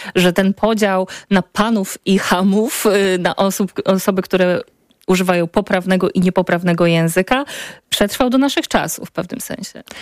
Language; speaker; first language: Polish; native; Polish